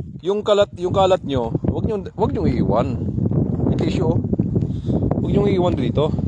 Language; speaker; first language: Filipino; non-native, local second language; Waray